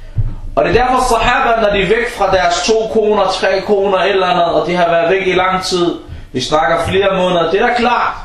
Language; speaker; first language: Danish; non-native, fluent; Arabic